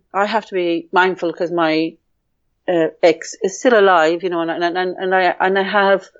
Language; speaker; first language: English; native; English